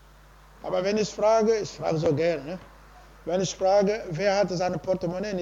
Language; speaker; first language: German; non-native, learner; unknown